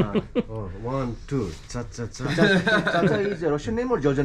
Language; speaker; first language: English; non-native, fluent; Nepali